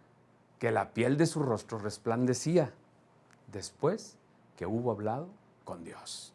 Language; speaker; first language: Spanish; native; Spanish